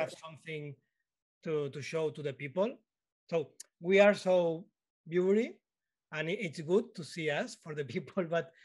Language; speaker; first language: English; non-native, learner; Spanish